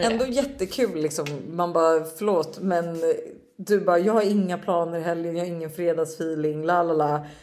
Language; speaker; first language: Swedish; native; Swedish